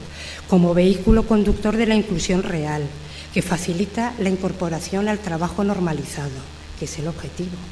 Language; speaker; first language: Spanish; native; Spanish